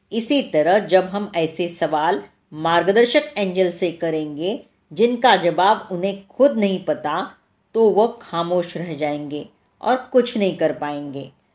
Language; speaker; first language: Hindi; non-native, local second language; Marathi